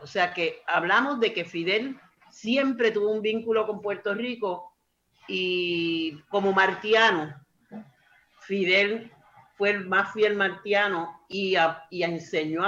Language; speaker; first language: Spanish; native; Spanish